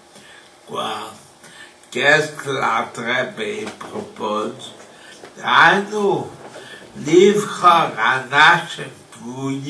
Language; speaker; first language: French; non-native, fluent; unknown